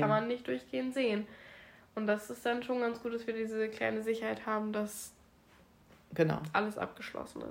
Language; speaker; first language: German; native; German